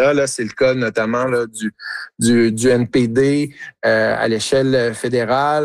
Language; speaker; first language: French; native; French